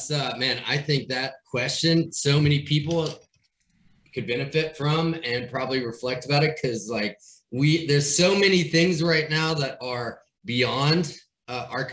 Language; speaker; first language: English; native; English